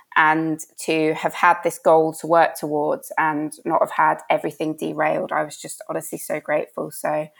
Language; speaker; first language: English; native; English